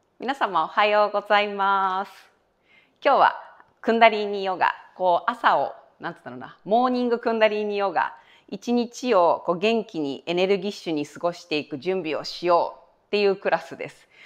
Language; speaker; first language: Japanese; native; Japanese